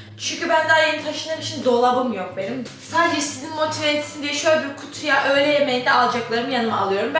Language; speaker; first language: Turkish; native; Turkish